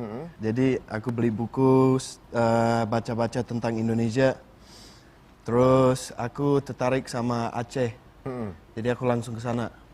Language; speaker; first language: Indonesian; non-native, fluent; English